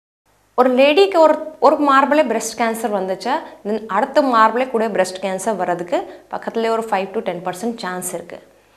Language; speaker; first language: Tamil; non-native, fluent; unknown